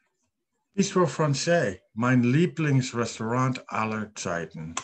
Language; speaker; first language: German; non-native, learner; English